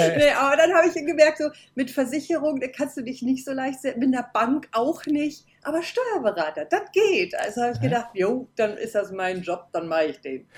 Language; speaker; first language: German; native; German